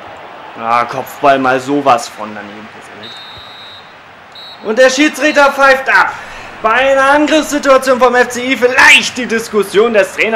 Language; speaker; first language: German; native; German